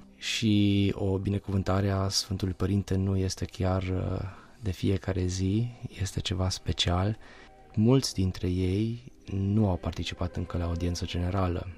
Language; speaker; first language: Romanian; non-native, local second language; Hungarian